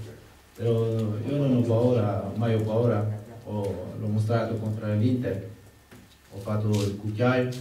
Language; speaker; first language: Italian; non-native, learner; French